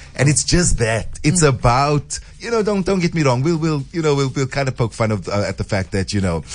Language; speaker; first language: English; native; English